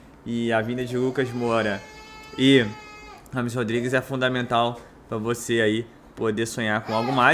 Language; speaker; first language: Portuguese; native; Portuguese